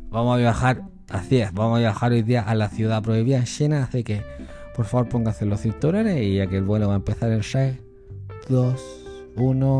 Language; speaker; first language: Spanish; native; Spanish